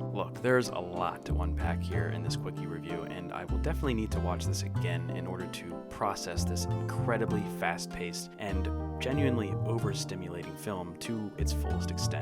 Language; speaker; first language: English; native; English